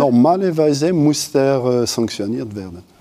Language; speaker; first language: German; non-native, local second language; French